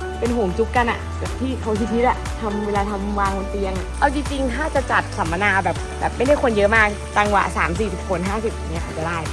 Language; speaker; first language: Thai; native; Thai